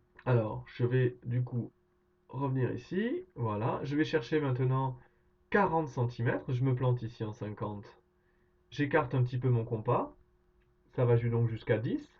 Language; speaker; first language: French; native; French